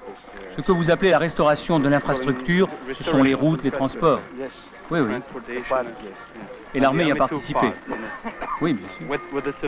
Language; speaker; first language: French; native; French